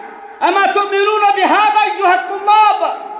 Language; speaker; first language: Arabic; non-native, fluent; Urdu